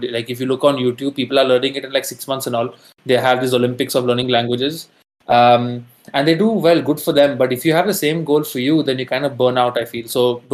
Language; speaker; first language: English; non-native, local second language; Tamil